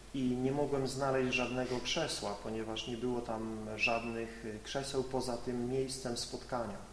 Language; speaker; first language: Polish; native; Polish